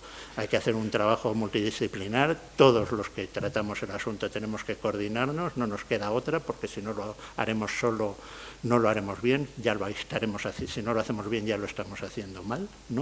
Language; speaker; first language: Spanish; native; Spanish